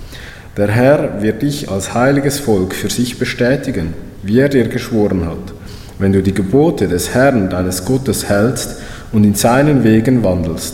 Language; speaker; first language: German; native; German